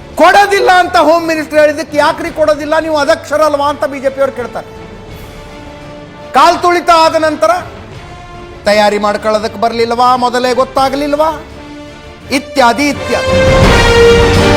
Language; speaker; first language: Kannada; native; Kannada